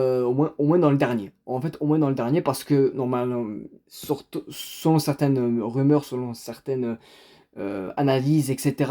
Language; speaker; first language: French; native; French